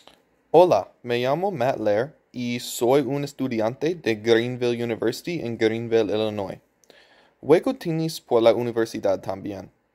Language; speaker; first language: Spanish; non-native, fluent; English